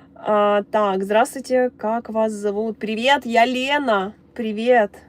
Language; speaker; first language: Ukrainian; non-native, local second language; Russian